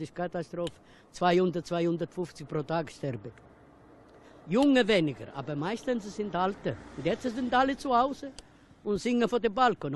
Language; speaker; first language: German; non-native, fluent; Italian